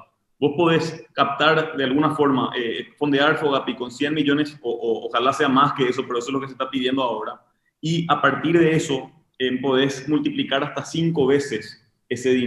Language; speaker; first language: Spanish; native; Spanish